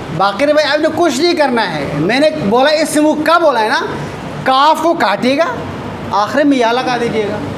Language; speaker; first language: Urdu; native; Urdu